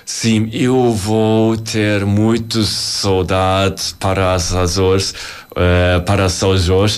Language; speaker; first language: Portuguese; non-native, learner; German